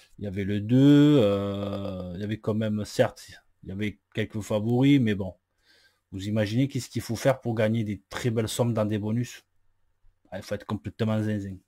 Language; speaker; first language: French; native; French